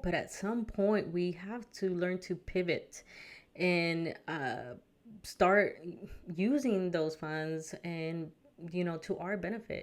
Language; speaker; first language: English; early bilingual, other home language; Spanish